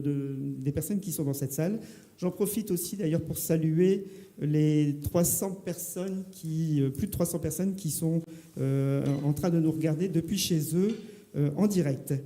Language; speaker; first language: French; native; French